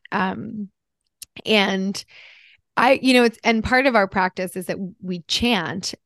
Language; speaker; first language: English; early bilingual, other home language; Italian